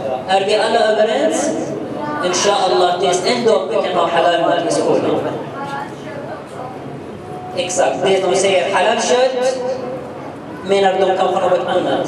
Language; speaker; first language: Swedish; early bilingual, other home language; Arabic